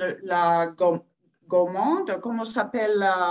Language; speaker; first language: French; non-native, fluent; Spanish